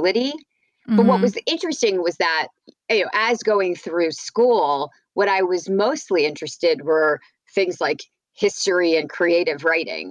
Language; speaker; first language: English; native; English